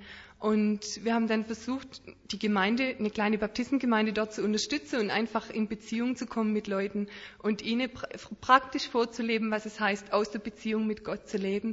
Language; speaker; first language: German; native; German